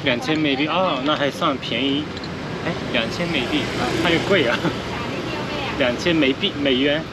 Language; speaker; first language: Chinese; non-native, fluent; Japanese